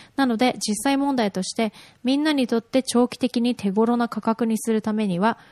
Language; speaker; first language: Japanese; early bilingual, heritage; Japanese